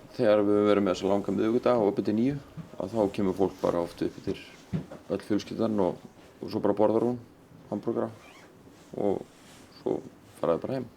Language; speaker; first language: Icelandic; native; Icelandic